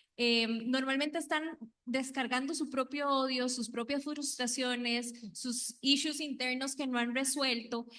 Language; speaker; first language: Spanish; non-native, local second language; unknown